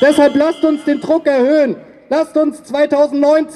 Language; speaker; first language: German; native; German